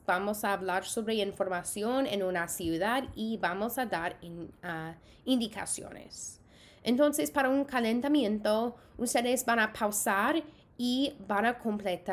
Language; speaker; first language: Spanish; non-native, fluent; English